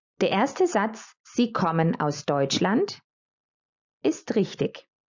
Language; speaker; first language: German; non-native, fluent; Croatian